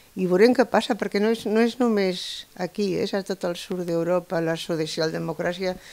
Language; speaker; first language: Catalan; non-native, local second language; Spanish